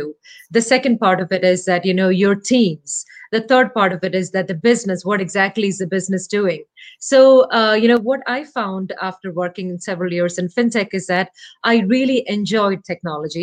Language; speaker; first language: English; non-native, local second language; Malayalam